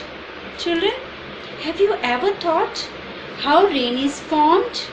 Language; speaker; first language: English; non-native, local second language; Hindi